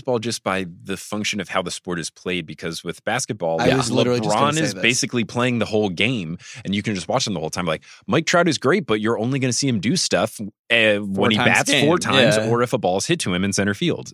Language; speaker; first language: English; native; English